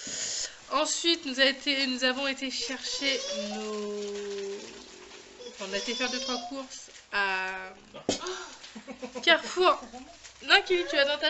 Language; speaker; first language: French; native; French